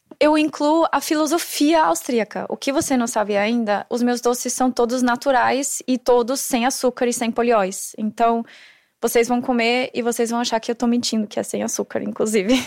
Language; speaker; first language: Portuguese; non-native, fluent; German